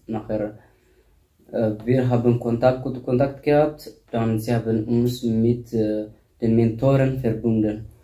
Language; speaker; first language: German; non-native, learner; Tigrinya